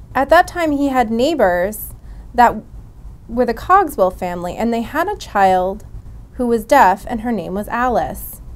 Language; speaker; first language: English; native; English